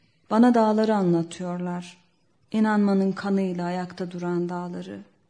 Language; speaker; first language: Turkish; non-native, local second language; Kurdish